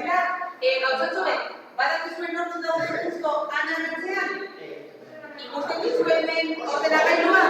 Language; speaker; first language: Basque; non-native, local second language; Spanish